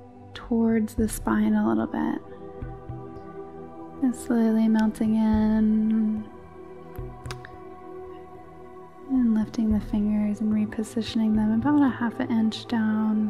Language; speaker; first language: English; native; English